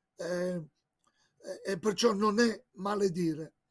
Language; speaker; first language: Italian; native; Italian